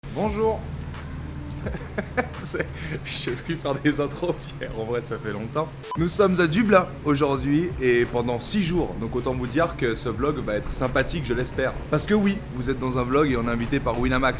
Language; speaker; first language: French; native; French